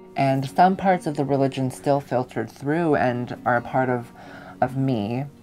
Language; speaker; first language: English; native; English